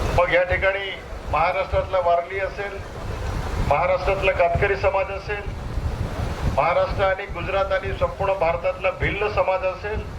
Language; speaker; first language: Marathi; non-native, local second language; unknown